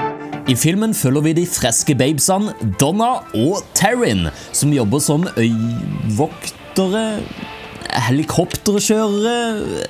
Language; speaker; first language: Norwegian; native; Norwegian